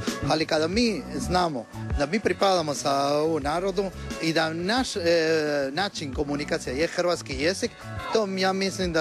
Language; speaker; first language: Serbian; non-native, learner; Spanish